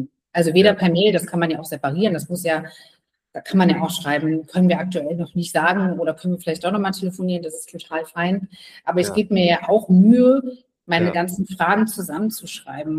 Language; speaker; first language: German; native; German